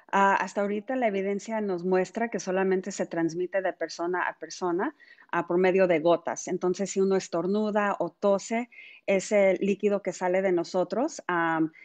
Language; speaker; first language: Spanish; early bilingual, heritage; Spanish